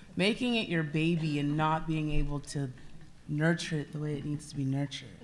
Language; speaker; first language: English; native; English